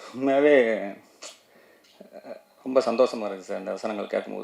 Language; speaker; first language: Tamil; native; Tamil